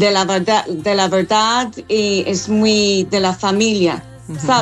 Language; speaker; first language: Spanish; non-native, learner; English